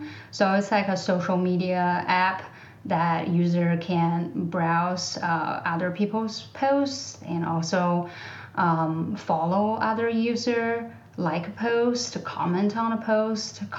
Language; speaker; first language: English; non-native, fluent; Chinese